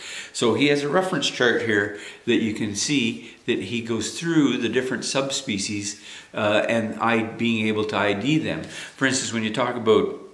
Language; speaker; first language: English; native; English